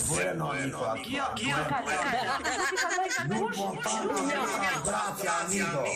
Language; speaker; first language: Italian; non-native, learner; Albanian